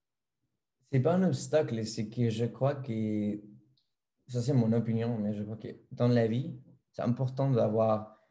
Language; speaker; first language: French; non-native, fluent; Spanish